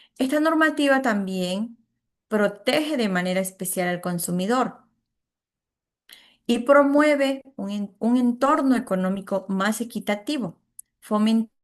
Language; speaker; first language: Spanish; native; Spanish